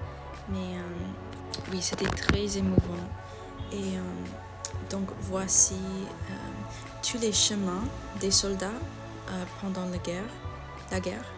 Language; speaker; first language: French; non-native, learner; English